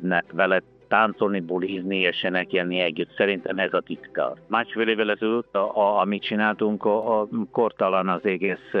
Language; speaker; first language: Hungarian; non-native, fluent; Italian